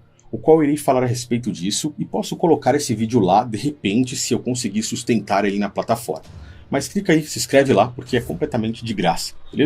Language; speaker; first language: Portuguese; native; Portuguese